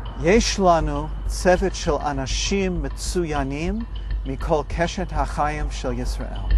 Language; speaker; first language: Hebrew; non-native, fluent; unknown